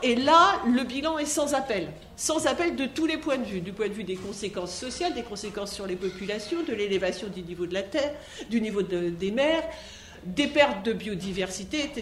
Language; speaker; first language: French; native; French